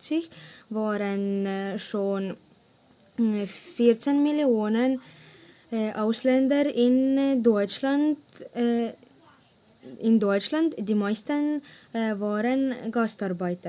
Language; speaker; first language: German; non-native, learner; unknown